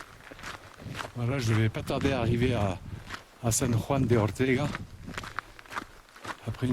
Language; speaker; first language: French; native; French